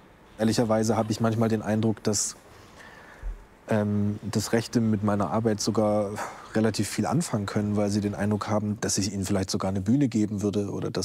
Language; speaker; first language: German; native; German